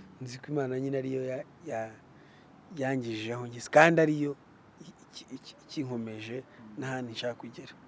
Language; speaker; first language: Kinyarwanda; early bilingual, other home language; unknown